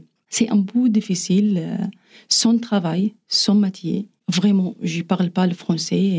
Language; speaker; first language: French; non-native, learner; Arabic